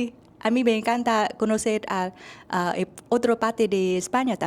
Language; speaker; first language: Spanish; non-native, learner; Vietnamese